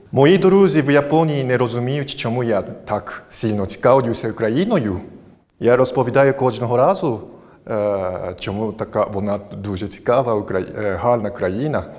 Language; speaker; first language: Ukrainian; non-native, fluent; Japanese